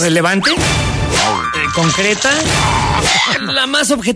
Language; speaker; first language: Spanish; native; Spanish